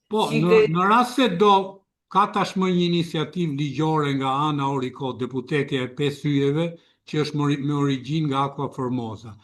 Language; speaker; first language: Albanian; native; Albanian